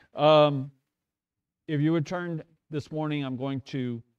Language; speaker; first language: English; native; English